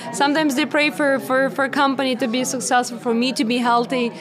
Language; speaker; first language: English; non-native, fluent; Lithuanian